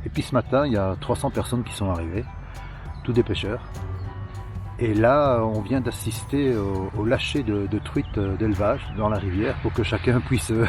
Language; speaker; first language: French; native; French